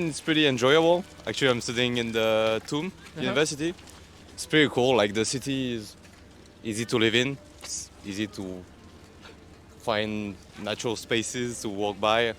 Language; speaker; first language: English; non-native, fluent; French